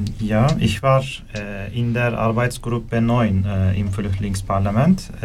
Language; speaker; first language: German; non-native, learner; Turkish